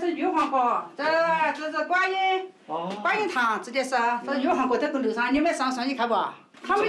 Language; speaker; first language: Chinese; native; Chinese